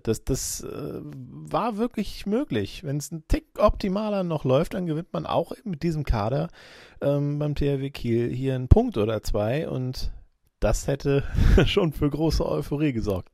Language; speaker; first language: German; native; German